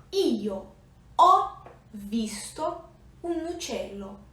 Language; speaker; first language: Italian; non-native, fluent; Portuguese